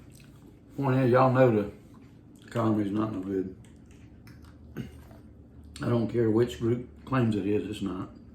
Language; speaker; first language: English; native; English